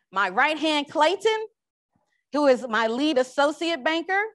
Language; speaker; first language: English; native; English